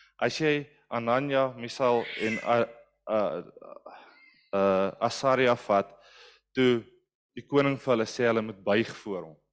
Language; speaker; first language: Afrikaans; non-native, local second language; English